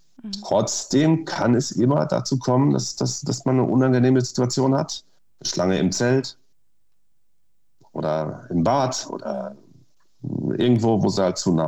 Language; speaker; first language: German; native; German